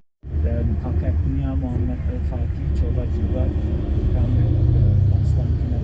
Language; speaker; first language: Indonesian; non-native, fluent; Turkish